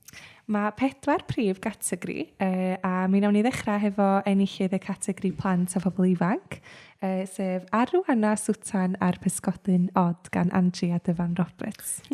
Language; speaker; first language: Welsh; native; Welsh